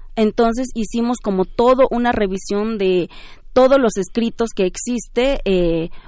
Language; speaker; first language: Spanish; early bilingual, other home language; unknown